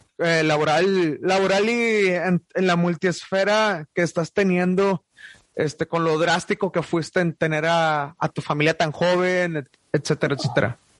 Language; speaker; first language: Spanish; native; Spanish